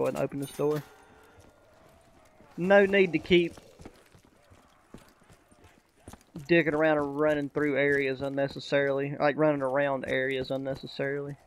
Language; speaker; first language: English; native; English